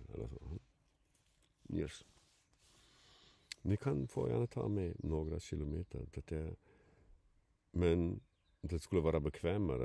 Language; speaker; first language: Swedish; non-native, fluent; German